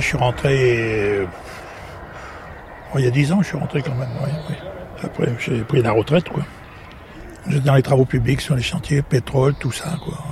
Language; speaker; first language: French; native; French